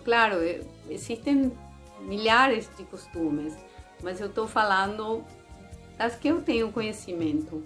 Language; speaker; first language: Portuguese; non-native, fluent; Spanish